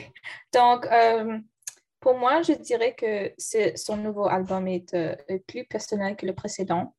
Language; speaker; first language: French; non-native, learner; English